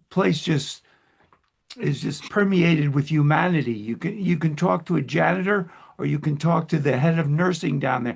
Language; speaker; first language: English; native; English